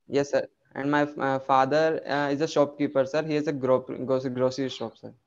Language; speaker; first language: English; non-native, local second language; Hindi